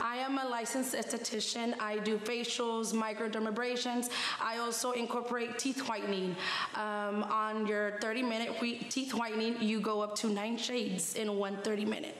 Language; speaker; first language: English; early bilingual, other home language; Spanish